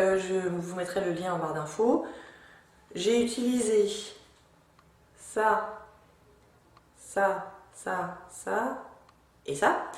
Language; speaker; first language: French; native; French